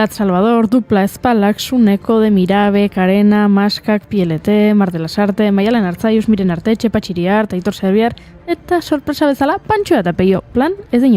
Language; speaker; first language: Basque; native; Basque